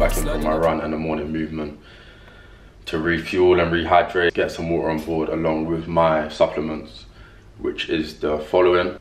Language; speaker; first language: English; native; English